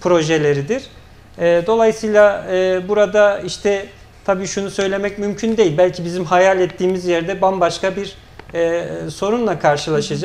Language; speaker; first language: Turkish; native; Turkish